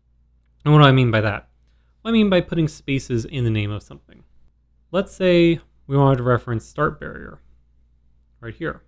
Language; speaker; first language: English; native; English